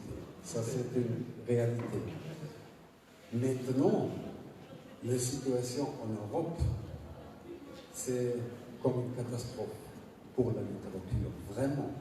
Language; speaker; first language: French; non-native, learner; German